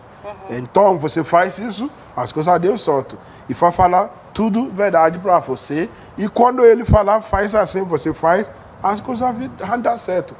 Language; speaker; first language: Portuguese; non-native, learner; Yoruba